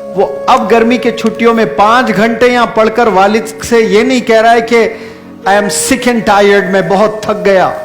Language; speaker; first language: Urdu; native; Urdu